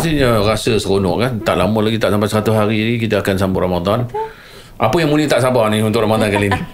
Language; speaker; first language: Malay; native; Malay